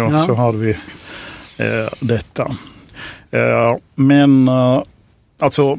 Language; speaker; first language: Swedish; non-native, fluent; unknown